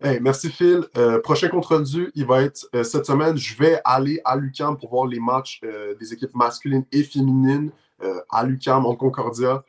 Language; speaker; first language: French; native; French